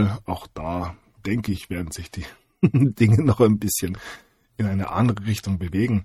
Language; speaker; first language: German; native; German